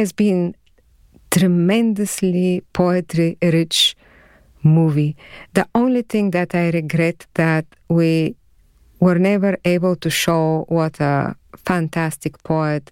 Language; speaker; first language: English; non-native, fluent; Bulgarian